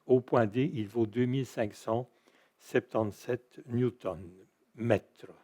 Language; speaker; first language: French; native; French